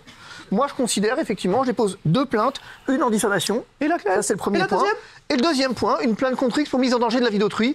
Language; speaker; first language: French; native; French